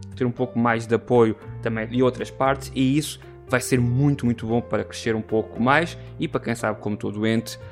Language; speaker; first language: English; non-native, learner; Portuguese